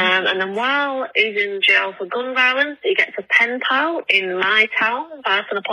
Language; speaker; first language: English; native; English